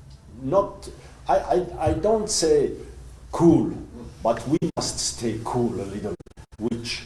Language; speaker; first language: English; non-native, learner; French